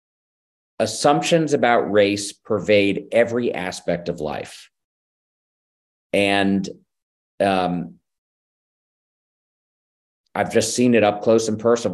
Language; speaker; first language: English; native; English